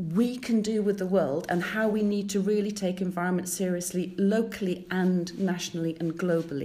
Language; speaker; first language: English; native; English